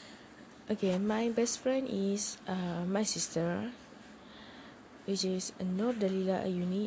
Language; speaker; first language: English; non-native, learner; Malay